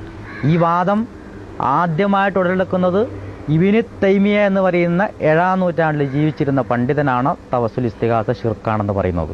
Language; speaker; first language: Malayalam; native; Malayalam